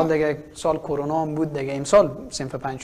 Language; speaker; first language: Persian; native; Persian